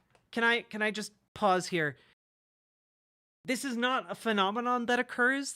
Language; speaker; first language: English; native; English